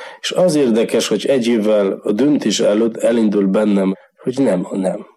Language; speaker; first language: Hungarian; non-native, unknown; Polish